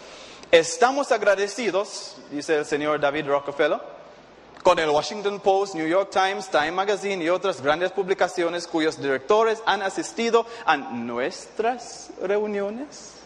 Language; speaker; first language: Spanish; non-native, fluent; English